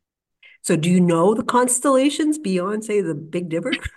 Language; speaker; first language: English; native; English